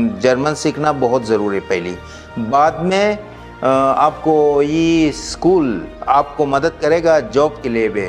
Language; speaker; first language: Hindi; non-native, learner; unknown